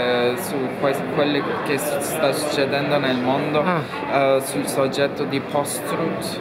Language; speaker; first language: Italian; non-native, fluent; Turkish